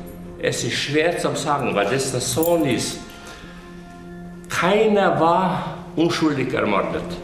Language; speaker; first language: German; non-native, fluent; Croatian